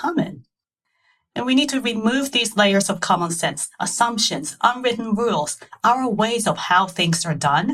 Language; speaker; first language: English; non-native, fluent; Japanese